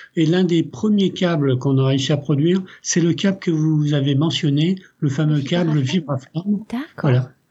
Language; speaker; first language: French; early bilingual, other home language; Italian